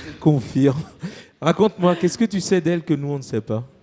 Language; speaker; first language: French; native; French